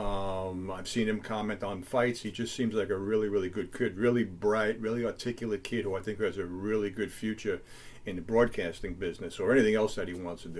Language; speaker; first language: English; native; English